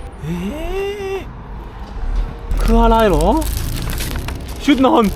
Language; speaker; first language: Thai; non-native, fluent; Korean